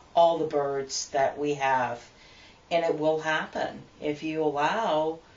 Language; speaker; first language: English; native; English